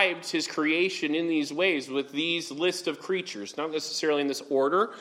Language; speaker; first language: English; native; English